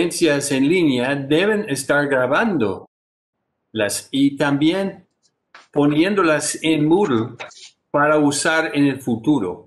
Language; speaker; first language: Spanish; non-native, fluent; English